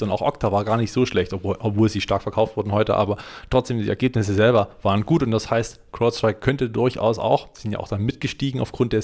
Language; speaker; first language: German; native; German